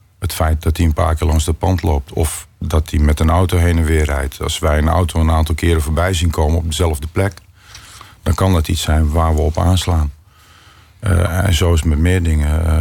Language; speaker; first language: Dutch; native; Dutch